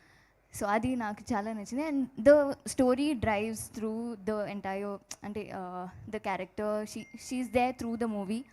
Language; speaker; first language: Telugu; non-native, learner; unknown